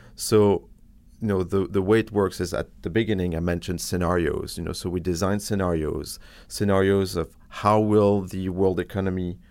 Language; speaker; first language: English; non-native, fluent; French